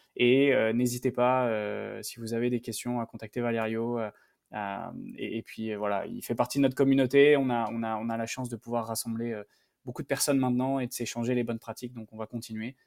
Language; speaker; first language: French; native; French